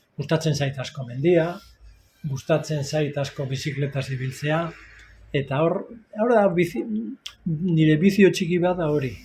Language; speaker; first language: Basque; non-native, local second language; Spanish